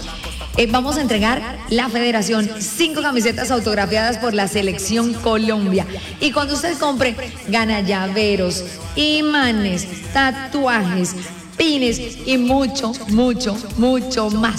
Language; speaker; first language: Spanish; native; Spanish